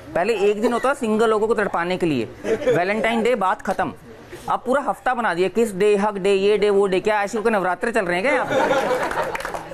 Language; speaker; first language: Hindi; native; Hindi